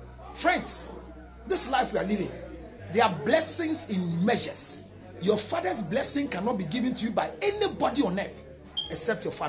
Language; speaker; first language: English; non-native, local second language; Akan